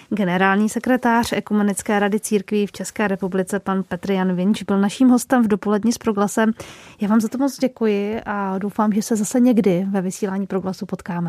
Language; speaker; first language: Czech; native; Czech